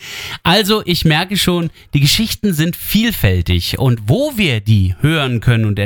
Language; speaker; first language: German; native; German